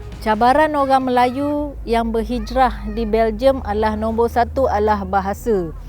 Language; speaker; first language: Malay; native; Malay